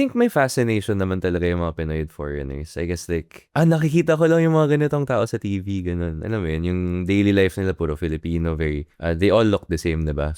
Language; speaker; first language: Filipino; native; Filipino